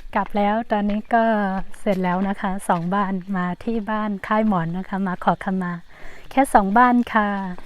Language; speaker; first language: Thai; non-native, local second language; Shan